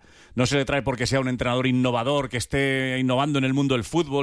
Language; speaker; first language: Spanish; native; Spanish